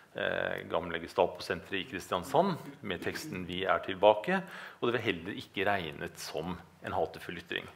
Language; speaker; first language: Norwegian; native; Norwegian